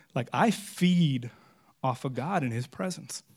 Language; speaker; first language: English; native; English